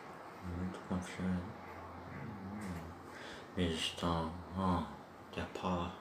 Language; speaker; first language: French; non-native, learner; Turkish